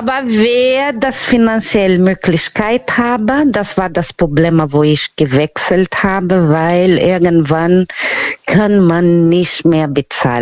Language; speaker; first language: German; non-native, fluent; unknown